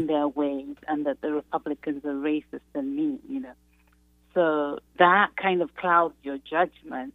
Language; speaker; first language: English; non-native, local second language; Yoruba